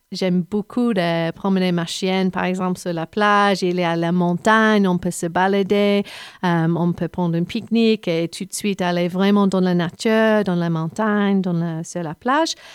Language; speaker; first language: French; non-native, fluent; English